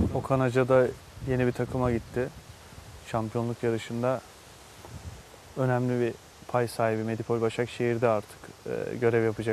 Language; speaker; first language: Turkish; native; Turkish